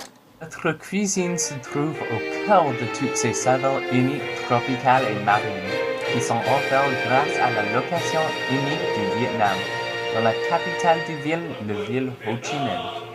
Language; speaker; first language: French; non-native, fluent; English